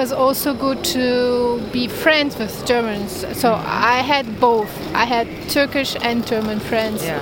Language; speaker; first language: English; non-native, learner; Turkish